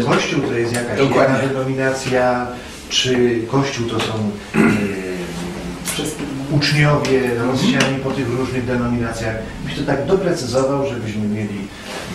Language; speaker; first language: Polish; native; Polish